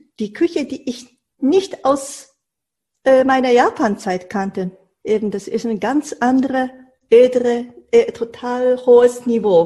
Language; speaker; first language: German; non-native, fluent; Japanese